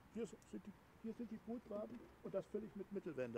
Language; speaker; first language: German; native; German